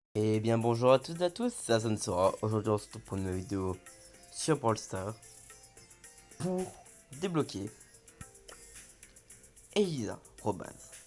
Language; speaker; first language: French; native; French